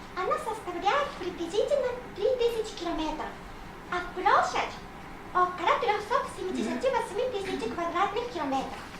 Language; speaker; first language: Russian; non-native, fluent; Japanese